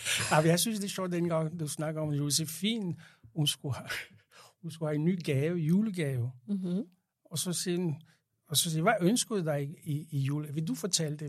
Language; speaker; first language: Danish; non-native, fluent; French